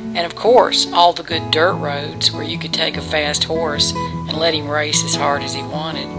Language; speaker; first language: English; native; English